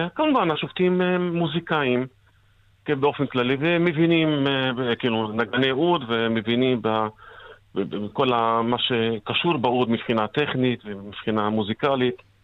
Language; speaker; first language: Hebrew; non-native, local second language; Arabic